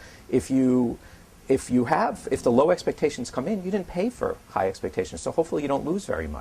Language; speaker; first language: English; native; English